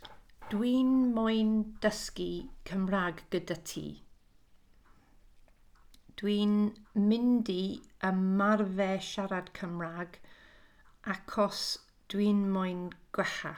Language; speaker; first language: Welsh; non-native, learner; English